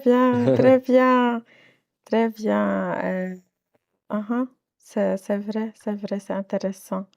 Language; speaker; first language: French; non-native, local second language; Arabic